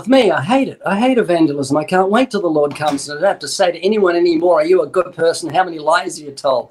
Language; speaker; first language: English; native; English